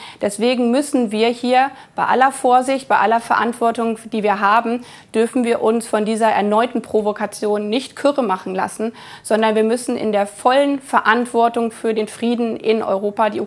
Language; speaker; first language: German; native; German